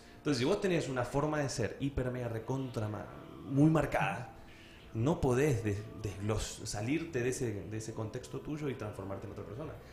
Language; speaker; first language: Spanish; native; Spanish